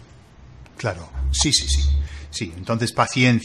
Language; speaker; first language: Spanish; non-native, fluent; English